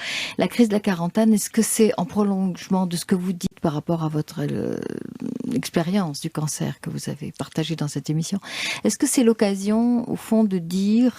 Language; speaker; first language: French; native; French